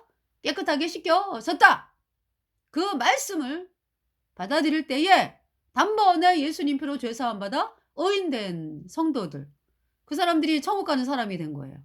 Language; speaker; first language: Korean; native; Korean